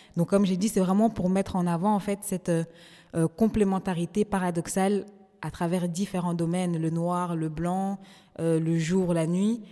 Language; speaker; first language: French; native; French